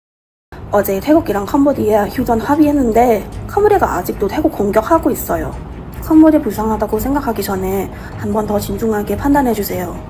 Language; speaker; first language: Korean; non-native, fluent; Thai